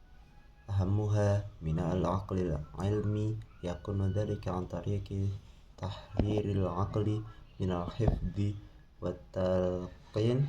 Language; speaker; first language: Arabic; non-native, learner; Indonesian